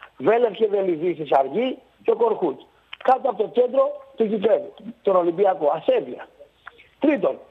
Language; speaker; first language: Greek; native; Greek